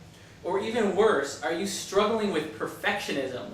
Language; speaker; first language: English; native; English